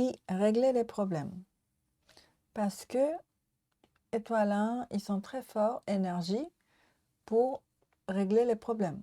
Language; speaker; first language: French; non-native, learner; Japanese